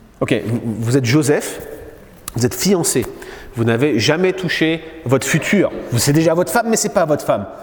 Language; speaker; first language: French; native; French